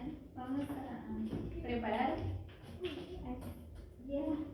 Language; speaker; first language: Spanish; native; Spanish